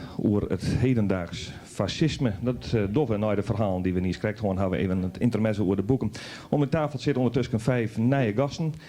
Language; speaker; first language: Dutch; non-native, local second language; Western Frisian